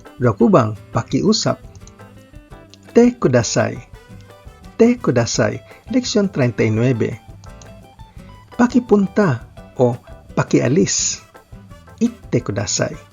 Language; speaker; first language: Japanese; non-native, fluent; Filipino